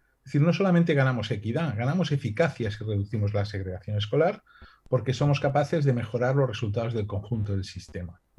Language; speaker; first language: Spanish; non-native, local second language; Catalan